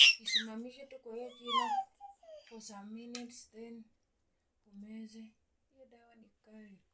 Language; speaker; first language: Swahili; native; Swahili